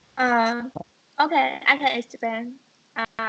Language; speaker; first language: English; non-native, learner; Chinese